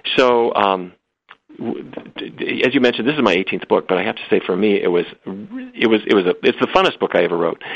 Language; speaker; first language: English; native; English